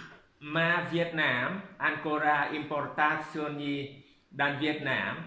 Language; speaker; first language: Italian; non-native, learner; Vietnamese